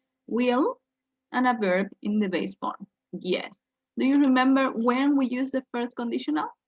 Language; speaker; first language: English; non-native, fluent; Spanish